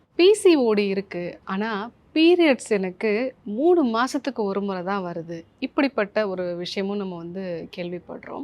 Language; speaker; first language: Tamil; native; Tamil